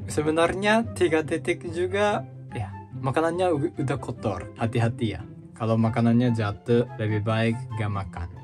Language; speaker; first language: Indonesian; non-native, fluent; Japanese